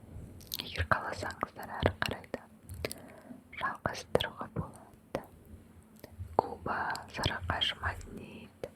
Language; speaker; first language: Kazakh; non-native, local second language; Russian